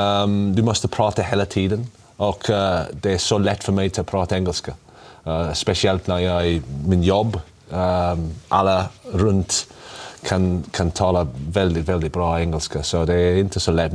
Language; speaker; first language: Swedish; non-native, learner; English